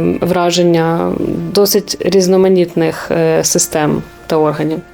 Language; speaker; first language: Ukrainian; native; Ukrainian